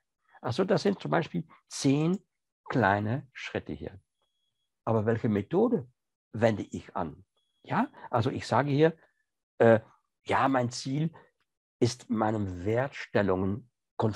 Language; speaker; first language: German; non-native, fluent; French